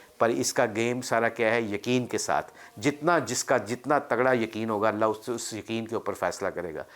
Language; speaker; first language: Urdu; non-native, local second language; Punjabi